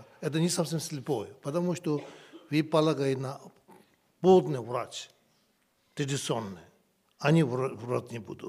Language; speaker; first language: Russian; non-native, learner; Tibetan